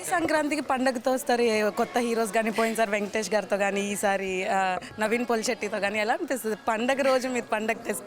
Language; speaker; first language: Telugu; native; Telugu